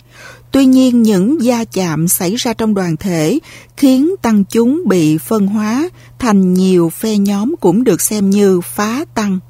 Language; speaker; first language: Vietnamese; native; Vietnamese